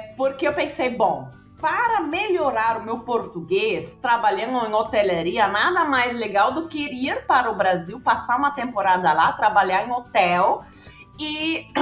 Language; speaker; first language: Portuguese; early bilingual, heritage; German